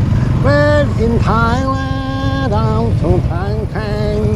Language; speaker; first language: English; non-native, learner; Malay